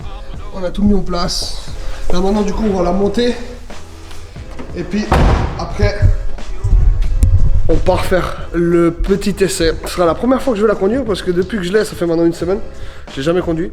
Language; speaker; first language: French; native; French